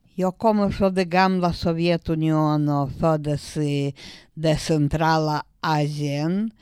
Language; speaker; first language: Swedish; non-native, learner; Russian